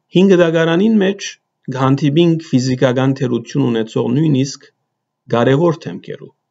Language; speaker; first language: Armenian; early bilingual, heritage; Armenian